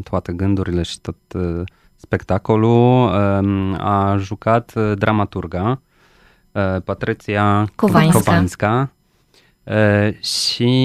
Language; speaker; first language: Romanian; non-native, fluent; Polish